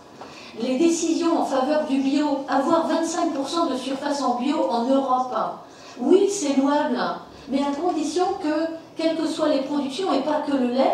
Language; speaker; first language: French; native; French